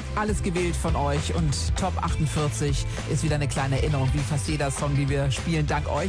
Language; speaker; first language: German; native; German